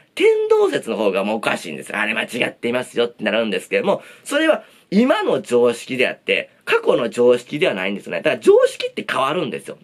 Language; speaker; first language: Japanese; native; Japanese